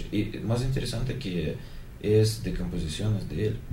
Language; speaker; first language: Spanish; non-native, learner; Russian